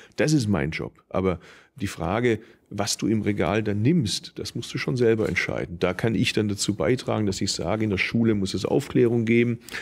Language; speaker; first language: German; early bilingual, other home language; Turkish